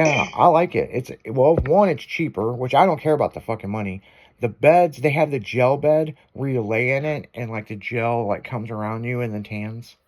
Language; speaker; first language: English; native; English